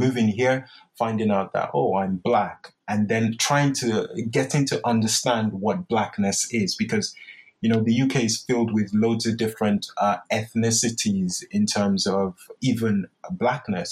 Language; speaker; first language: English; non-native, local second language; Yoruba